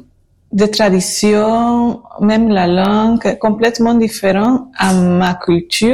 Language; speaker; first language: French; non-native, fluent; Spanish